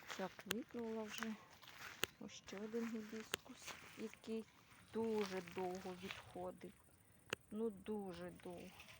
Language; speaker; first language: Ukrainian; native; Ukrainian